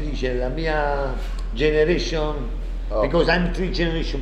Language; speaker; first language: English; non-native, learner; Italian